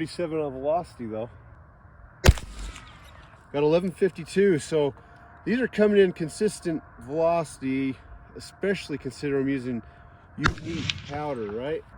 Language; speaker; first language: English; native; English